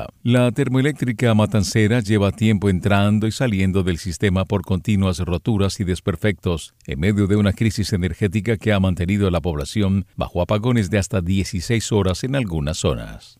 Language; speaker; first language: Spanish; native; Spanish